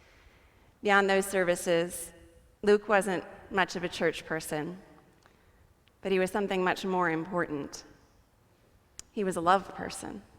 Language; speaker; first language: English; native; English